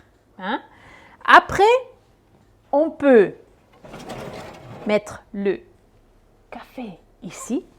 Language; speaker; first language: French; non-native, local second language; Swiss German